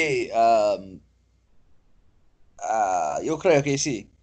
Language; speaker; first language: Spanish; non-native, learner; English